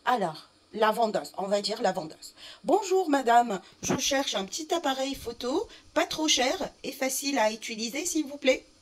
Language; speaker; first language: French; non-native, fluent; Arabic